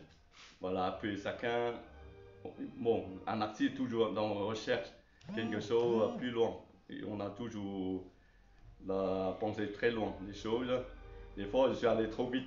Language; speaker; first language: French; non-native, learner; Chinese